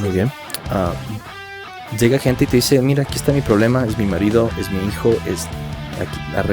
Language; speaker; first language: Spanish; native; Spanish